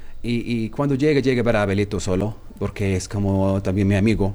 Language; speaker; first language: Spanish; non-native, learner; Arabic